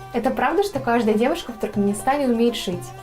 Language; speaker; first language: Russian; native; Russian